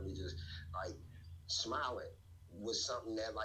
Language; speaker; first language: English; native; English